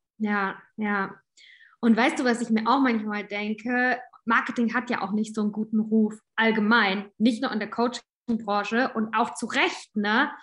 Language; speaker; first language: German; native; German